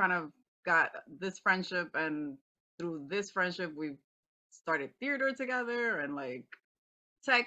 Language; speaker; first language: English; native; English